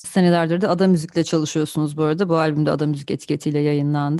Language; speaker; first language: Turkish; native; Turkish